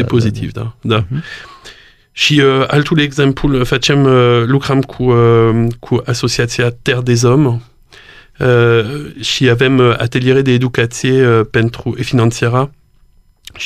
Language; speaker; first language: Romanian; non-native, learner; French